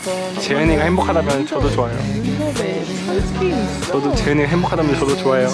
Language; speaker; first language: Korean; native; Korean